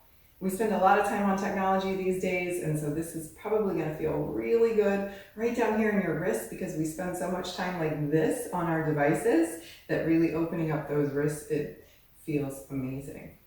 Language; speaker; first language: English; native; English